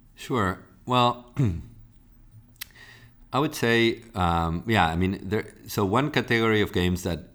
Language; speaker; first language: English; non-native, fluent; Spanish